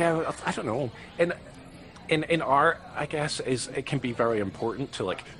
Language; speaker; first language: English; native; English